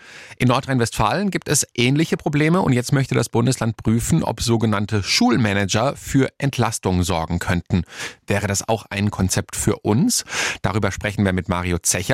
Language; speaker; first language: German; native; German